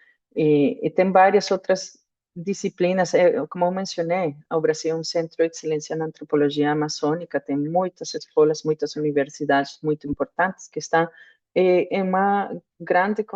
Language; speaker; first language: Portuguese; non-native, fluent; Spanish